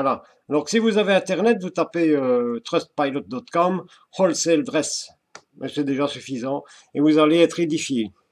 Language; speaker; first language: French; native; French